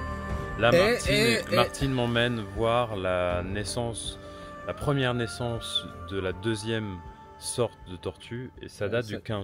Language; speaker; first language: French; native; French